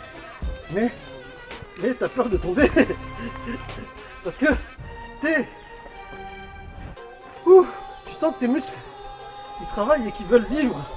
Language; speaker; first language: French; native; French